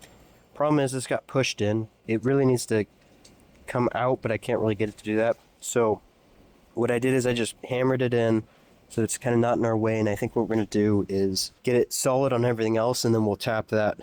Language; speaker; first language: English; native; English